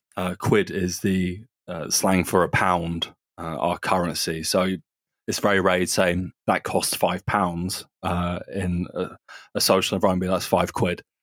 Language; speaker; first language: English; native; English